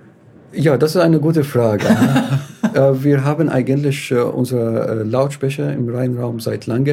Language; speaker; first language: German; non-native, learner; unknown